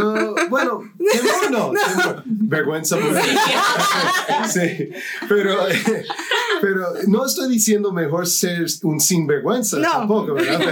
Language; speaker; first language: Spanish; non-native, fluent; English